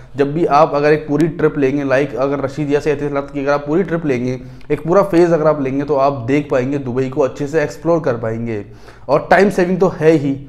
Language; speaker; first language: Hindi; native; Hindi